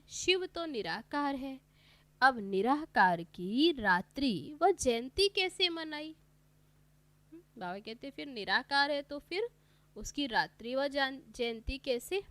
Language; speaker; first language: Hindi; native; Hindi